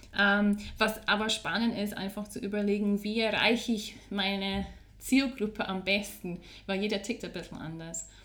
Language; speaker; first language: German; non-native, fluent; English